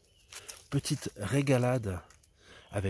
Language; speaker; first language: French; native; French